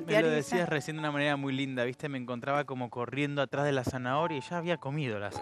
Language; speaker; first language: Spanish; native; Spanish